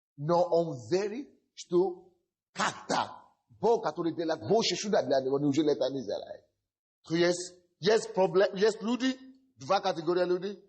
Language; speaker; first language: Russian; non-native, fluent; Yoruba